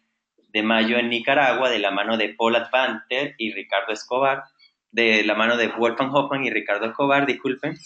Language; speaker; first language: Spanish; native; Spanish